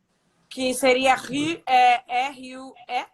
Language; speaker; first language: Portuguese; native; Portuguese